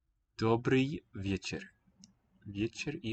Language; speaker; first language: Russian; non-native, learner; English